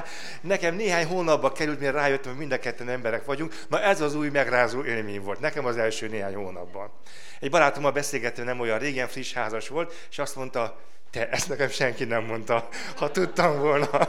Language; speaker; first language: Hungarian; native; Hungarian